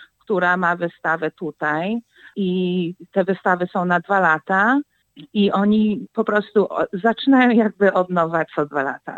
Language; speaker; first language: Polish; early bilingual, heritage; Polish